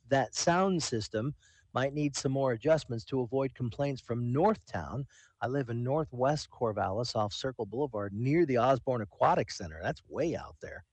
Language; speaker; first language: English; native; English